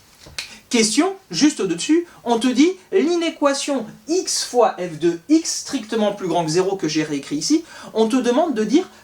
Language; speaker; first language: French; native; French